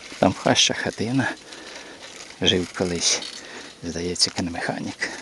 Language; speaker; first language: Ukrainian; native; Ukrainian